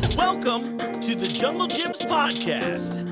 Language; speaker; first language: English; native; English